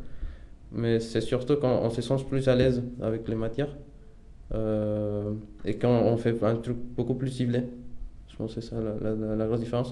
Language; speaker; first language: French; non-native, fluent; Spanish